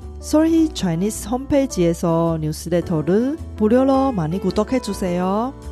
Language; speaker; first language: Korean; non-native, fluent; Chinese